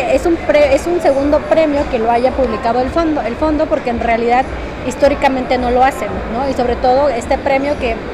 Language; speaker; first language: Spanish; native; Spanish